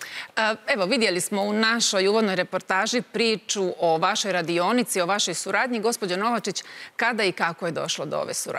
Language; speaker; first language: Croatian; native; Croatian